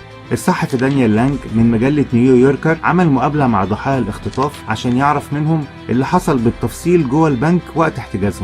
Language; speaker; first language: Arabic; native; Arabic